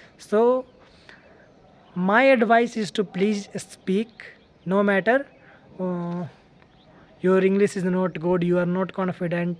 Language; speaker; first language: English; non-native, learner; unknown